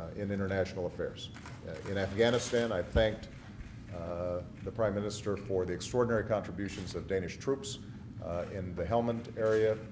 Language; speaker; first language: English; native; English